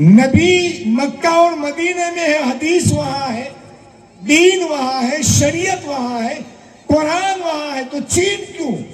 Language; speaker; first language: Hindi; non-native, local second language; Gujarati